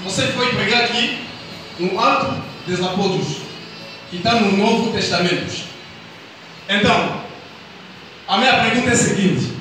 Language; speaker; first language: Portuguese; non-native, learner; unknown